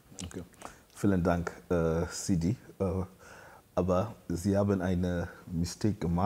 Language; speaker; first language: German; non-native, learner; Shona